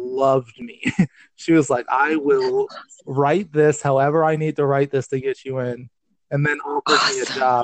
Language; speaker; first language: English; native; English